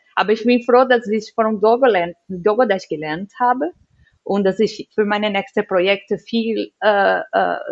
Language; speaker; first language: German; non-native, learner; Portuguese